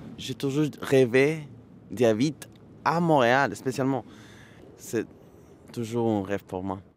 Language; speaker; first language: French; non-native, learner; Spanish